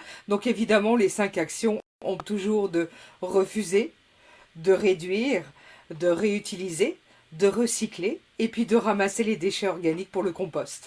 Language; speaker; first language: French; native; French